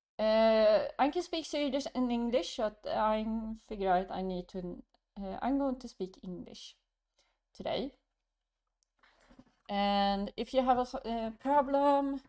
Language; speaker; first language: English; non-native, learner; Swedish